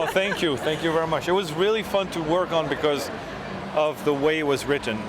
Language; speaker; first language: English; non-native, fluent; French